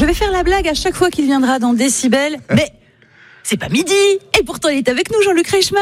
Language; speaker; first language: French; native; French